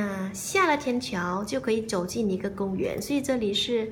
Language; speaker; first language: Chinese; non-native, learner; Thai